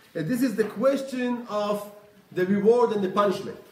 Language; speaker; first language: English; non-native, fluent; Hebrew